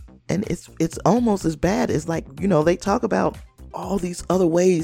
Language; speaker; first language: English; native; English